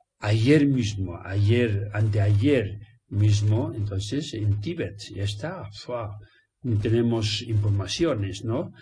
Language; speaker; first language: Spanish; non-native, learner; Tibetan